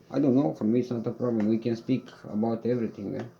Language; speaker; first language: English; non-native, learner; Romanian